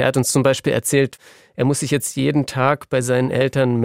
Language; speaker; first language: German; native; German